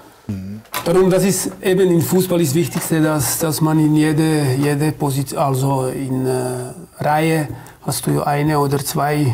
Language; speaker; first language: German; non-native, fluent; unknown